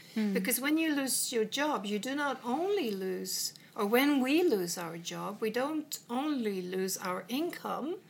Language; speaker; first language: English; non-native, fluent; Swedish